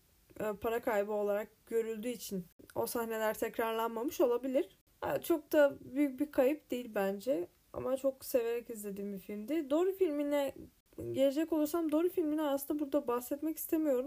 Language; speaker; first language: Turkish; native; Turkish